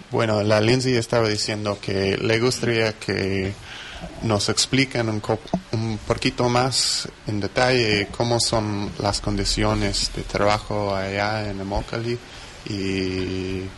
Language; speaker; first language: Spanish; non-native, fluent; English